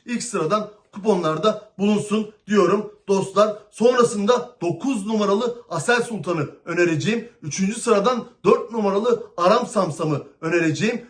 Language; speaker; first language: Turkish; native; Turkish